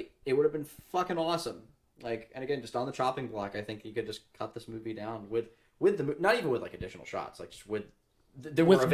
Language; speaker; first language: English; native; English